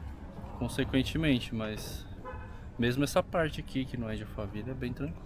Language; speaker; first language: Portuguese; native; Portuguese